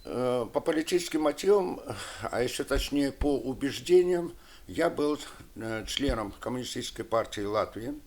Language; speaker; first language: Russian; native; Russian